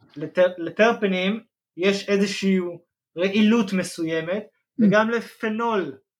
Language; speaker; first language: Hebrew; native; Hebrew